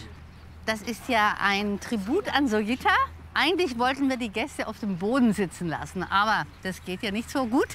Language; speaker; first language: German; native; German